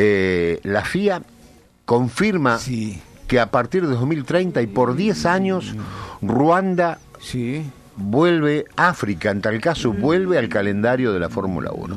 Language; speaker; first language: Spanish; native; Spanish